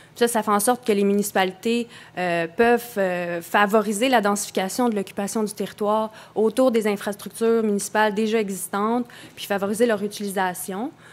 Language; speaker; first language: French; native; French